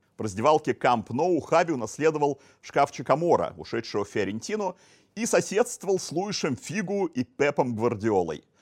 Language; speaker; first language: Russian; native; Russian